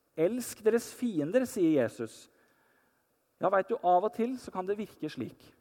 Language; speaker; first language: Norwegian; native; Norwegian